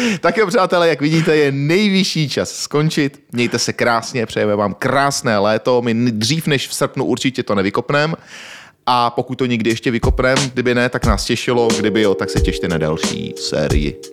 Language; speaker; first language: Czech; native; Czech